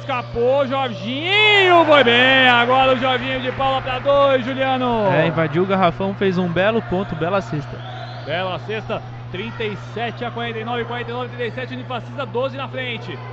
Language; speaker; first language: Portuguese; native; Portuguese